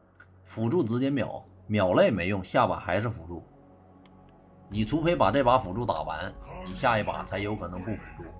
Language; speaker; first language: Chinese; native; Chinese